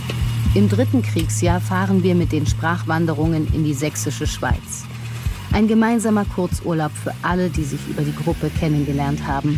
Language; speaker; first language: German; native; German